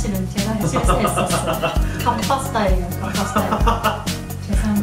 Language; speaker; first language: Korean; non-native, learner; Japanese